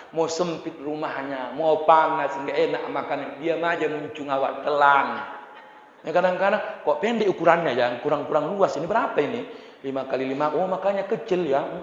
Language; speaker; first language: Malay; non-native, local second language; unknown